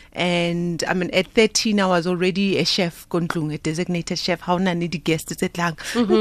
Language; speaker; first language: English; non-native, local second language; Southern Sotho